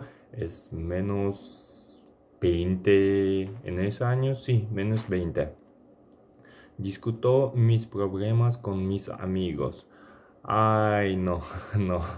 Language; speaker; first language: Spanish; non-native, learner; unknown